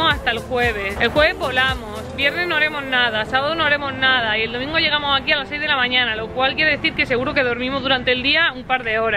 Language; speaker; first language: Spanish; native; Spanish